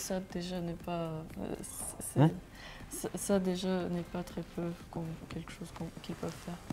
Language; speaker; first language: French; non-native, fluent; Armenian